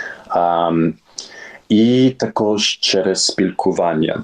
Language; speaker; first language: Ukrainian; non-native, learner; English